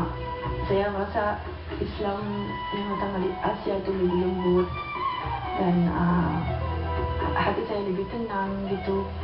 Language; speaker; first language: Indonesian; non-native, learner; German